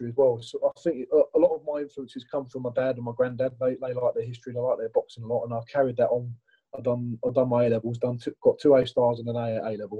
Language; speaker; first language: English; native; English